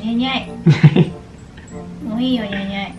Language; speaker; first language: Vietnamese; non-native, learner; Japanese